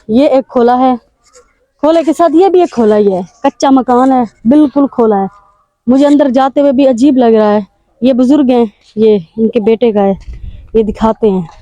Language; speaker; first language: Urdu; non-native, local second language; Punjabi